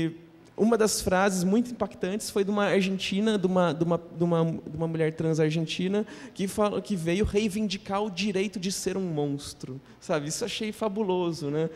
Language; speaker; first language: Portuguese; native; Portuguese